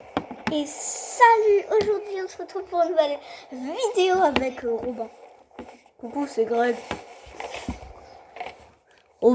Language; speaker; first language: French; native; French